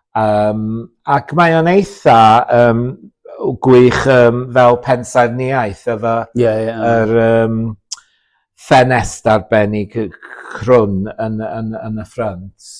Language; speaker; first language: Welsh; native; Welsh